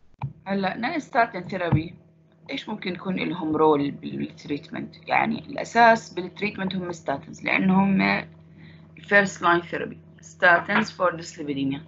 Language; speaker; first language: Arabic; native; Arabic